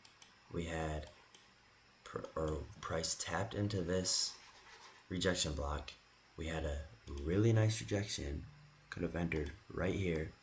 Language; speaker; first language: English; native; English